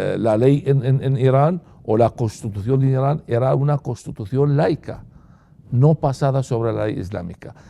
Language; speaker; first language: Spanish; non-native, fluent; Arabic